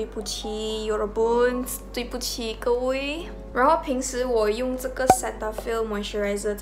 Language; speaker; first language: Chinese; non-native, local second language; Malay